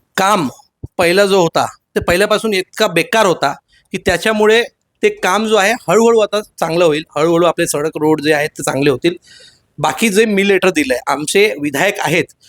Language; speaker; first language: Marathi; non-native, local second language; Hindi